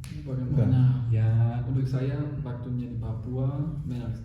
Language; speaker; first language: Indonesian; non-native, fluent; German